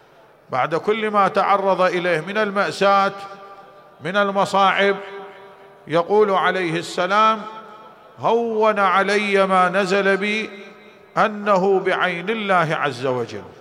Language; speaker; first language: Arabic; native; Arabic